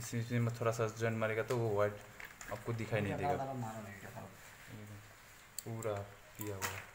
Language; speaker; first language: Hindi; non-native, local second language; Malayalam